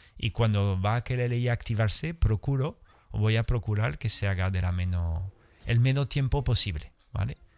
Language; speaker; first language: Spanish; non-native, fluent; French